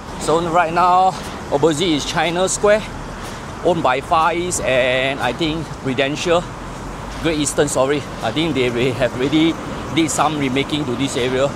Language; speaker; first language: English; non-native, local second language; Chinese